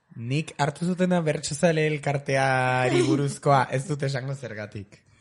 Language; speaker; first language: Basque; native; Basque